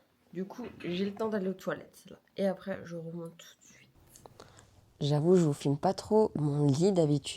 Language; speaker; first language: French; native; French